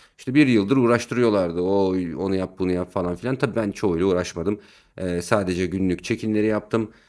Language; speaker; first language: Turkish; native; Turkish